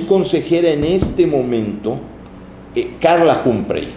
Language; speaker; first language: Spanish; native; Spanish